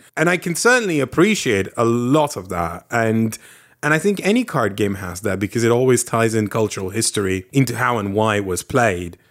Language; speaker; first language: English; non-native, fluent; Lithuanian